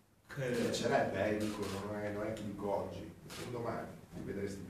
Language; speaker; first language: Italian; native; Italian